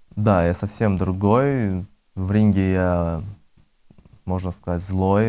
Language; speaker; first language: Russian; early bilingual, other home language; Azerbaijani